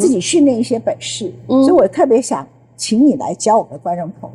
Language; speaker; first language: Chinese; native; Chinese